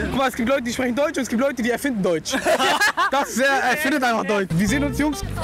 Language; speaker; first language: German; early bilingual, other home language; Turkish